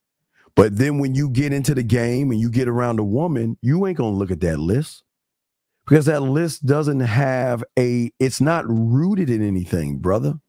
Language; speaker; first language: English; native; English